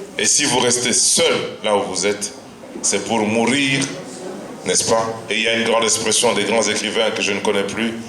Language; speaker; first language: French; non-native, local second language; Luba-Lulua